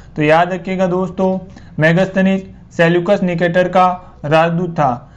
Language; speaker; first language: Hindi; native; Hindi